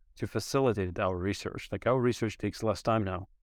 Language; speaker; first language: English; non-native, fluent; Ukrainian